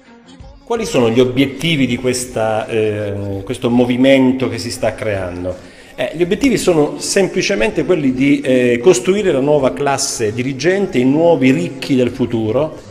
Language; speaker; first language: Italian; native; Italian